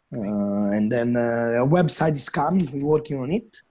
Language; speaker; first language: English; non-native, fluent; Italian